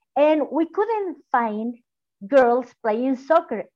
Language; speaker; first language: English; non-native, fluent; Spanish